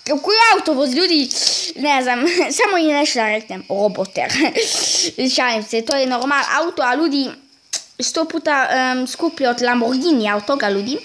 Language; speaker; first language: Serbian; early bilingual, heritage; Serbian